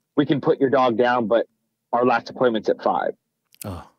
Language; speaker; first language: English; native; English